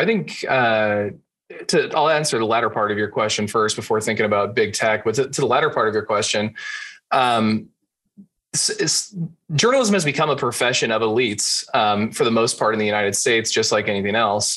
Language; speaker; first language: English; native; English